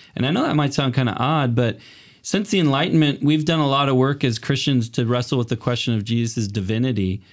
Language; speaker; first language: English; native; English